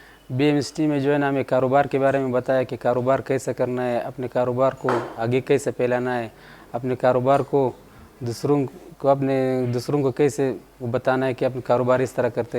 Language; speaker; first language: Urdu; non-native, local second language; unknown